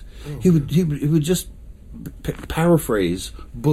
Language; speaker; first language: English; native; English